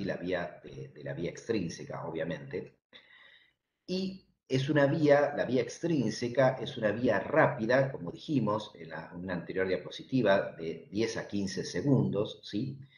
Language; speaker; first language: Spanish; native; Spanish